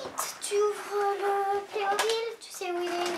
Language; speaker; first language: French; native; French